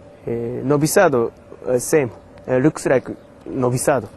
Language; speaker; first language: English; non-native, learner; Japanese